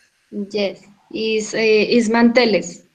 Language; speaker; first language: English; non-native, learner; Spanish